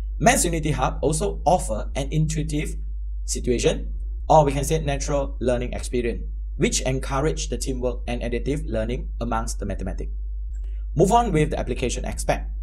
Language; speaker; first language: English; native; English